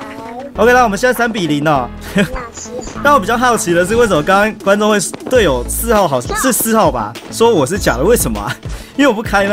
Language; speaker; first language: Chinese; native; Chinese